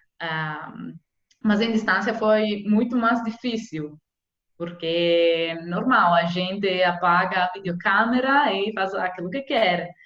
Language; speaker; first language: Portuguese; non-native, fluent; Italian